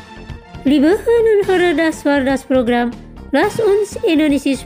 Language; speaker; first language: German; non-native, fluent; Indonesian